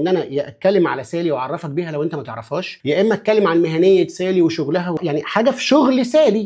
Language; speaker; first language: Arabic; native; Arabic